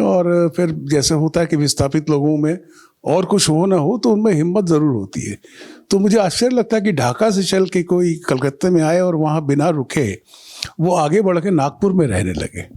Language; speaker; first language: Hindi; non-native, local second language; Bangla